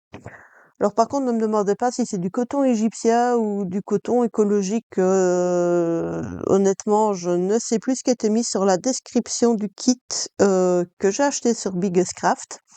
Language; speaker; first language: French; native; French